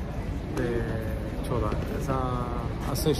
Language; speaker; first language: Hungarian; non-native, learner; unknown